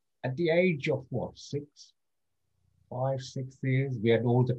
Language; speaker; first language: English; non-native, local second language; Gujarati